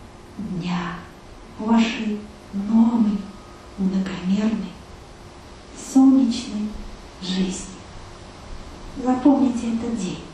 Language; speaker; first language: Russian; native; Russian